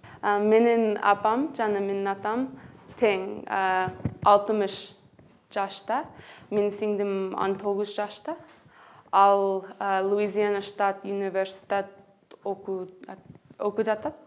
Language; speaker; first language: Kyrgyz; non-native, learner; English